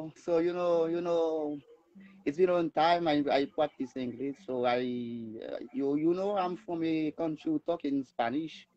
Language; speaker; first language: English; non-native, learner; Haitian Creole